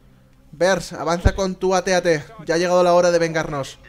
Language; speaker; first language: Spanish; native; Spanish